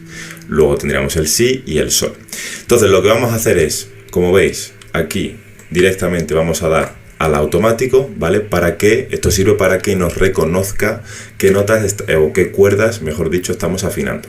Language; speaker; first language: Spanish; native; Spanish